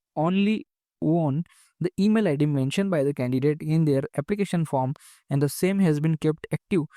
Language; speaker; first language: English; non-native, local second language; Gujarati